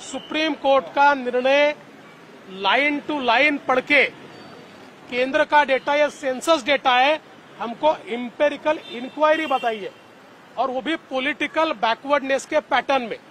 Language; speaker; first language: Hindi; non-native, local second language; Marathi